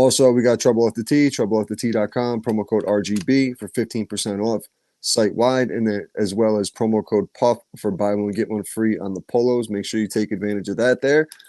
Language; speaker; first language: English; native; English